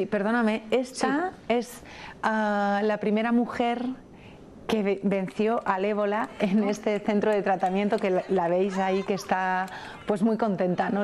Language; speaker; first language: Spanish; native; Spanish